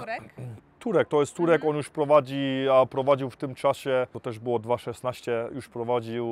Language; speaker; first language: Polish; early bilingual, heritage; Polish